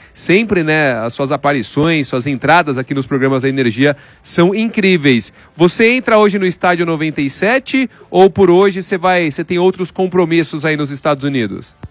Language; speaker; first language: Portuguese; native; Portuguese